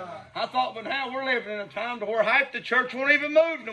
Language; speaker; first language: English; native; English